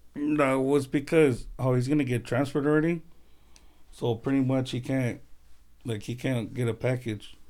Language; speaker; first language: English; native; English